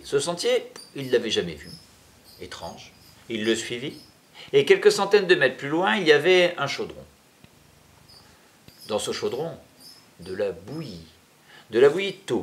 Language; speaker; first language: French; native; French